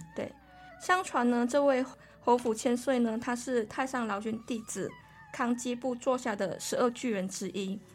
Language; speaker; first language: Chinese; native; Chinese